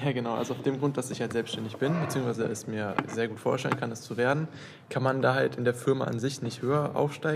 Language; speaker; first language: German; native; German